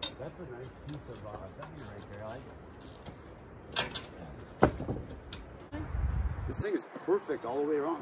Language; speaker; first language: English; native; English